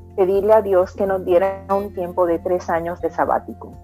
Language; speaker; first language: Spanish; early bilingual, heritage; Spanish